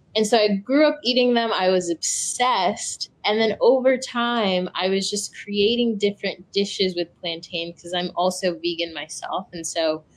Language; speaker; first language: English; native; English